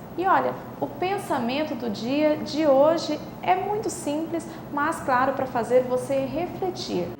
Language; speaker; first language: Portuguese; native; Portuguese